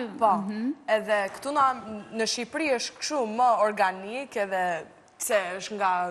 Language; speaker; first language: Albanian; early bilingual, heritage; Albanian